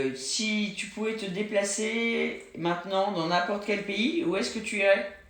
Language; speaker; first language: French; native; French